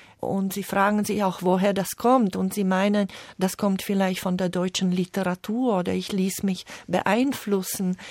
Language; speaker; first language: German; non-native, fluent; Slovak